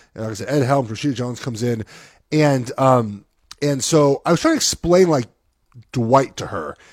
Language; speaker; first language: English; native; English